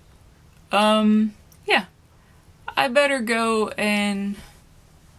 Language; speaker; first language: English; native; English